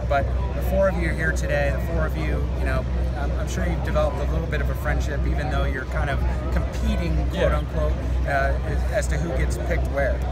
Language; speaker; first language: English; native; English